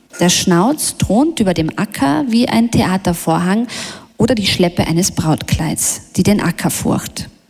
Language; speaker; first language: German; early bilingual, other home language; Bosnian